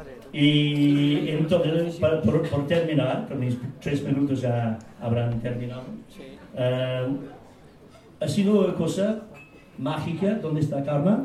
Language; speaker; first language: Spanish; non-native, fluent; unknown